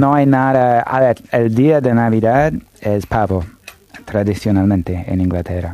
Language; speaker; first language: Spanish; non-native, fluent; English